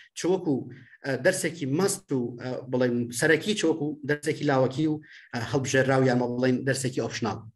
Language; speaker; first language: Central Kurdish; native; Central Kurdish